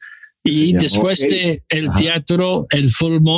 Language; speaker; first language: Spanish; non-native, learner; English